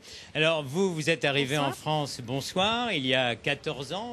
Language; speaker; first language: French; native; French